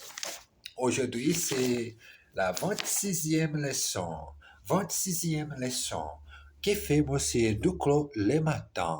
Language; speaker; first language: French; non-native, learner; Portuguese